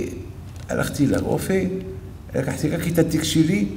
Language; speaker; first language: Hebrew; non-native, fluent; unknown